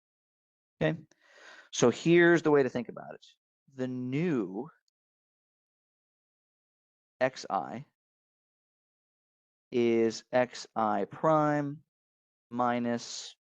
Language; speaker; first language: English; native; English